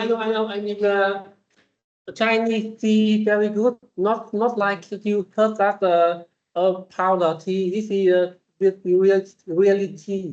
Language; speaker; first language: English; non-native, learner; Vietnamese